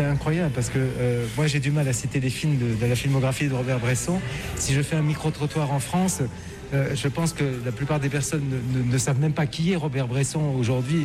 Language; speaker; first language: French; native; French